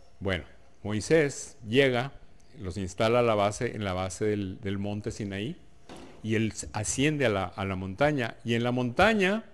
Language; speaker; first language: Spanish; native; Spanish